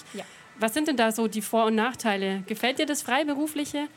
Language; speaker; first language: German; native; German